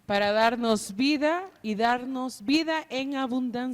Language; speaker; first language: Spanish; native; Spanish